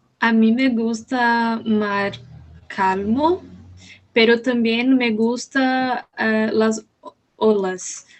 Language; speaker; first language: Spanish; non-native, learner; Portuguese